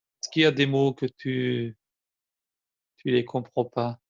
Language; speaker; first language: French; non-native, fluent; Albanian